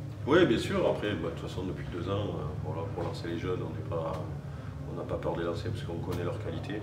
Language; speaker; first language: French; native; French